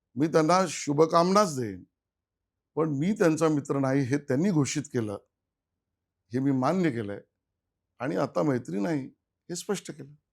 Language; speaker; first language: Marathi; native; Marathi